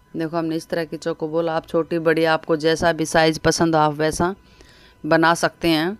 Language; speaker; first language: Hindi; native; Hindi